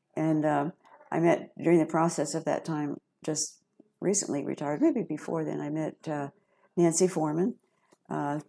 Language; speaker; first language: English; native; English